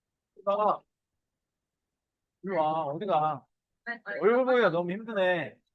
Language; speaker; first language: Korean; native; Korean